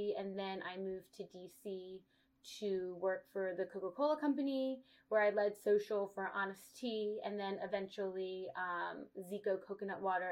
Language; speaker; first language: English; native; English